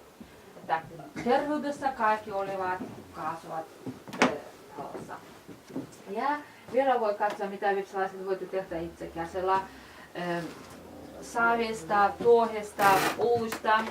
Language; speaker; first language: Finnish; non-native, learner; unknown